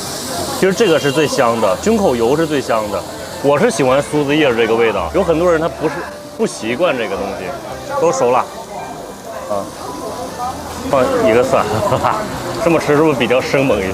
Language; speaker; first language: Chinese; native; Chinese